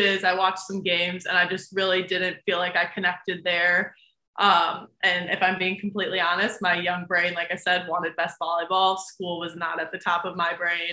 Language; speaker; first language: English; native; English